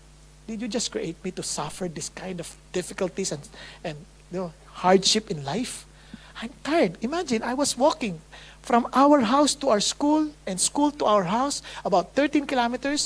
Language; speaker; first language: English; non-native, local second language; Filipino